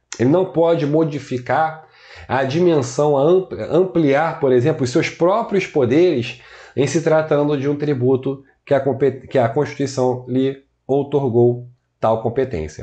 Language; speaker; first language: Portuguese; native; Portuguese